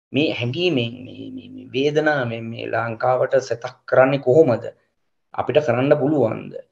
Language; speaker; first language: Sinhala; native; Sinhala